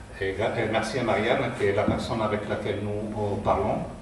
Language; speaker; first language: French; non-native, fluent; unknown